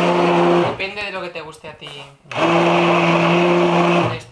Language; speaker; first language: Spanish; native; Spanish